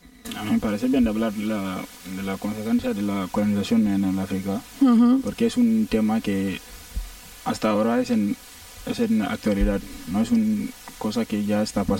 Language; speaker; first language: Spanish; non-native, learner; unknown